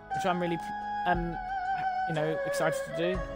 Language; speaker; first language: English; native; English